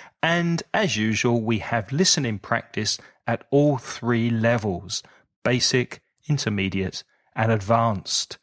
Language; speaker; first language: English; native; English